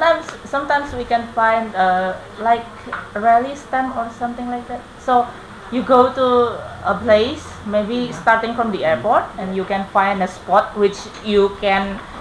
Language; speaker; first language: English; non-native, fluent; Indonesian